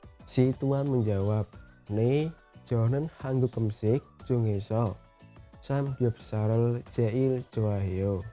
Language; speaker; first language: Korean; non-native, learner; Indonesian